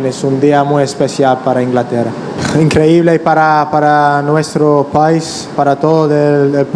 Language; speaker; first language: Spanish; non-native, fluent; English